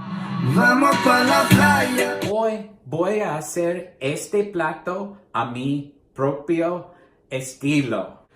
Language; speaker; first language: Spanish; non-native, learner; English